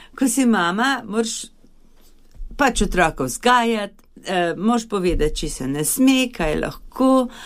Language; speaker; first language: Slovenian; early bilingual, other home language; Hungarian